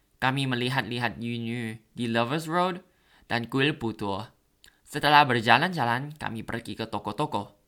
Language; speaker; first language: Indonesian; non-native, learner; Thai